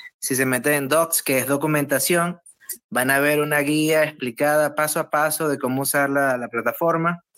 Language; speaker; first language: Spanish; native; Spanish